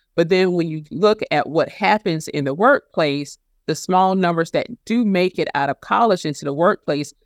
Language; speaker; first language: English; native; English